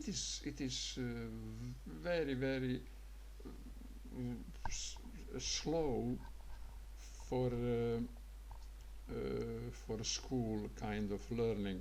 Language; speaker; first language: English; non-native, learner; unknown